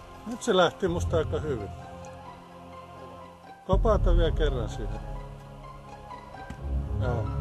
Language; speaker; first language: Finnish; native; Finnish